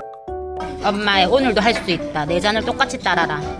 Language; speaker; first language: Korean; native; Korean